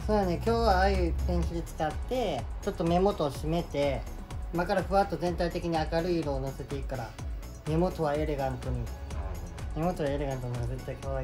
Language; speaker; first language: Japanese; non-native, fluent; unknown